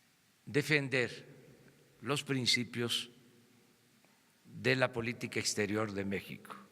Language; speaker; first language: Spanish; native; Spanish